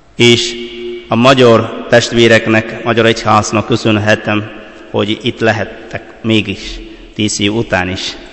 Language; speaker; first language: Hungarian; non-native, fluent; Malayalam